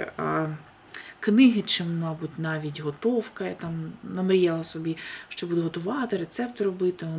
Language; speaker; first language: Ukrainian; non-native, local second language; Russian